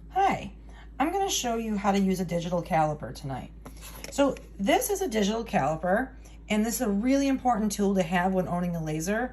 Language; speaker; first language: English; native; English